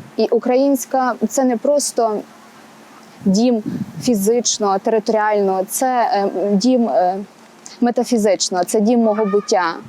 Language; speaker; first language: Ukrainian; native; Ukrainian